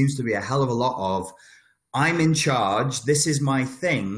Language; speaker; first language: English; native; English